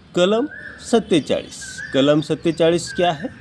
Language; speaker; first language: Hindi; non-native, local second language; Marathi